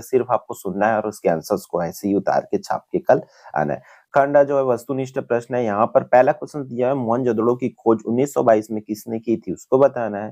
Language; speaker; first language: Hindi; native; Hindi